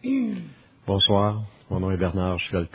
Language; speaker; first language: French; native; French